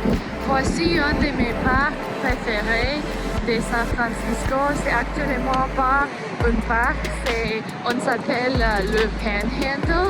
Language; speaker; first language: French; non-native, learner; English